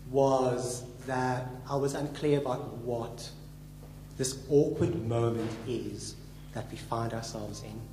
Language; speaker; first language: English; native; English